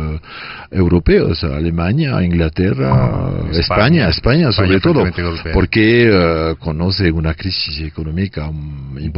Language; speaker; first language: Spanish; non-native, fluent; French